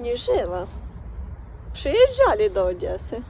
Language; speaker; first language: Polish; non-native, fluent; Russian